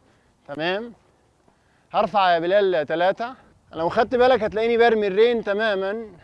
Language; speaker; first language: Arabic; native; Arabic